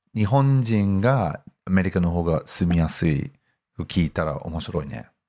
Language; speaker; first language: Japanese; non-native, fluent; English